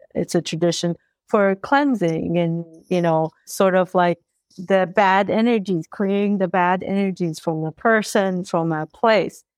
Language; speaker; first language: English; early bilingual, other home language; Persian